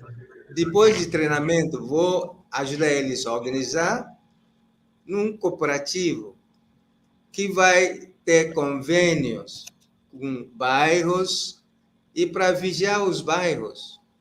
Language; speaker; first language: Portuguese; non-native, fluent; Igbo